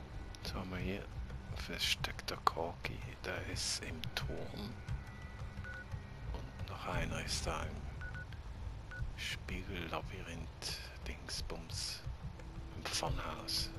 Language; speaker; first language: German; native; German